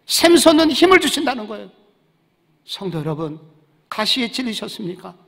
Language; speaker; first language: Korean; native; Korean